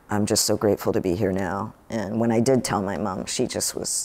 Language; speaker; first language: English; native; English